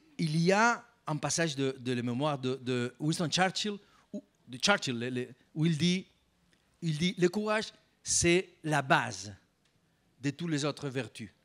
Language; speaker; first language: French; non-native, fluent; Spanish